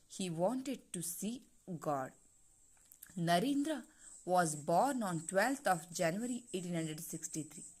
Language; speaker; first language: English; non-native, local second language; Kannada